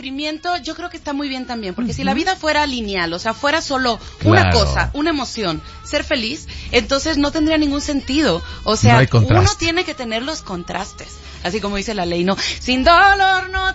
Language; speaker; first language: Spanish; native; Spanish